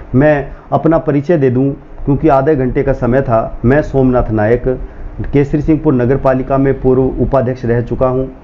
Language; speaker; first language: Hindi; non-native, local second language; Rajasthani